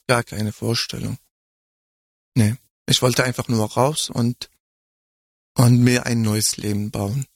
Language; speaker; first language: German; non-native, fluent; Arabic